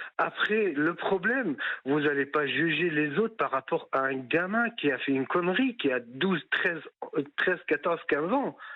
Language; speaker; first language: French; non-native, local second language; Arabic